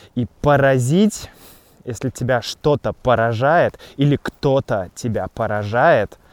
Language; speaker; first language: Russian; native; Russian